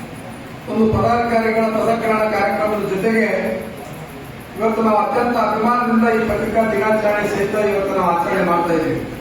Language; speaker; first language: Kannada; native; Kannada